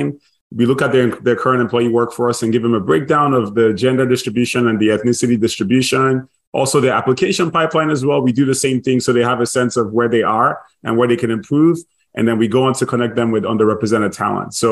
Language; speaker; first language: English; non-native, local second language; Igbo